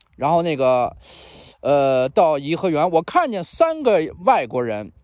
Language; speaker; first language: Chinese; native; Chinese